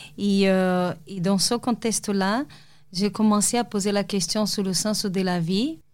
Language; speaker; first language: French; non-native, fluent; Portuguese